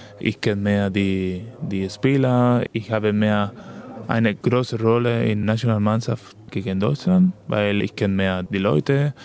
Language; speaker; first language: German; non-native, learner; Spanish